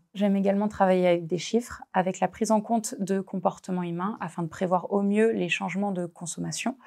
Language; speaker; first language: French; native; French